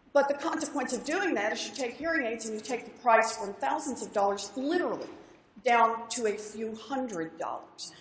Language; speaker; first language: English; native; English